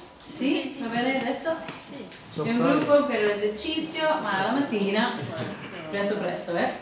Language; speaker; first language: Italian; non-native, learner; English